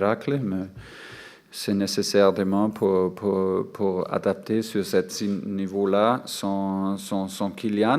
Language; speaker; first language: French; non-native, fluent; German